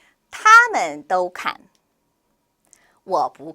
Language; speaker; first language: Chinese; non-native, fluent; Korean